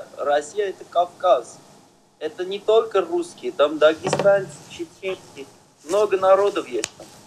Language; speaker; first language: Russian; non-native, fluent; Armenian